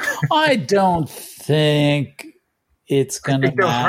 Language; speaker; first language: English; native; English